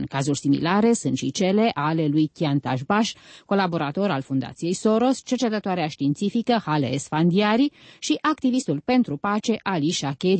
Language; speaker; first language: Romanian; native; Romanian